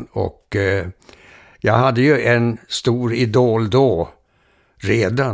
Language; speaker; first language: Swedish; early bilingual, heritage; Swedish